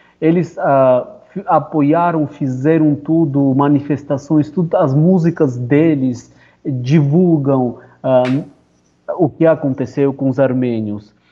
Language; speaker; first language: Portuguese; non-native, fluent; Armenian